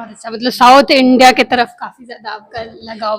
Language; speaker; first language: Hindi; native; Hindi